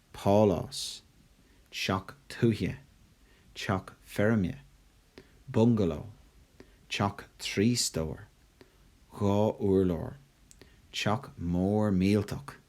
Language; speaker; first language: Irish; non-native, local second language; English